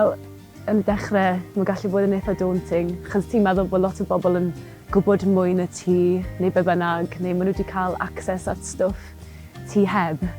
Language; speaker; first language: Welsh; native; Welsh